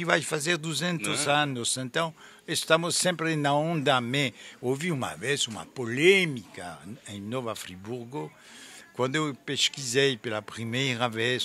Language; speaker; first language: Portuguese; non-native, fluent; French